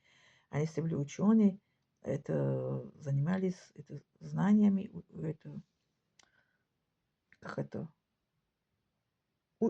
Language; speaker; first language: Russian; non-native, local second language; Tajik